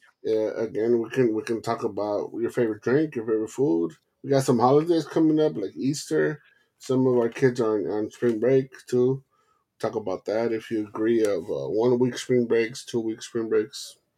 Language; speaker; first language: English; early bilingual, other home language; Spanish